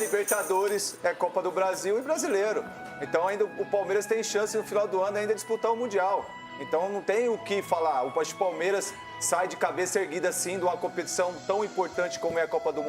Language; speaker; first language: Portuguese; native; Portuguese